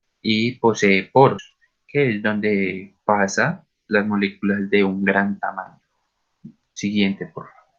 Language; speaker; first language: Spanish; native; Spanish